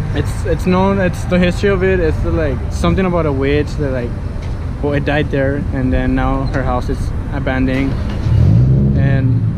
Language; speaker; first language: English; early bilingual, other home language; Spanish